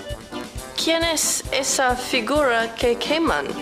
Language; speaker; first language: Spanish; native; Spanish